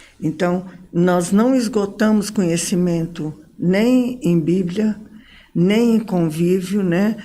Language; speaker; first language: Portuguese; early bilingual, other home language; Arabic